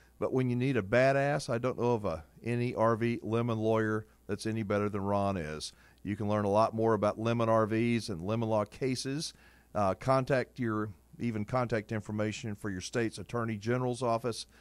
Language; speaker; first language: English; native; English